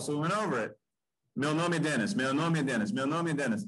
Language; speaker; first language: Portuguese; non-native, fluent; English